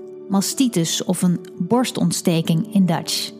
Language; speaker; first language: Dutch; native; Dutch